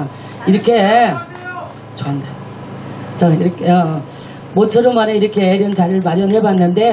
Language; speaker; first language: Korean; native; Korean